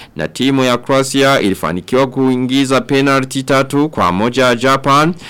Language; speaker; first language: Swahili; non-native, local second language; Rundi